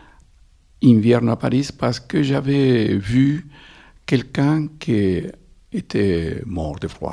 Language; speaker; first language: French; non-native, fluent; Spanish